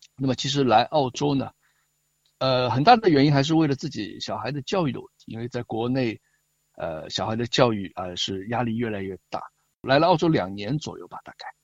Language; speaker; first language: Chinese; native; Chinese